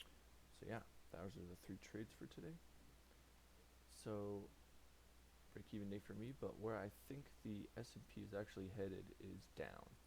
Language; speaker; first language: English; native; English